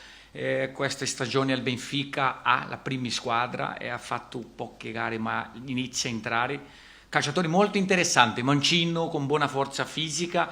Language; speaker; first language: Italian; non-native, fluent; Portuguese